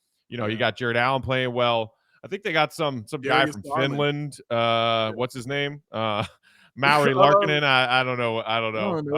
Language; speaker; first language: English; native; English